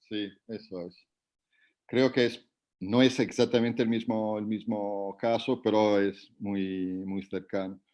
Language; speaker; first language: Spanish; non-native, fluent; Italian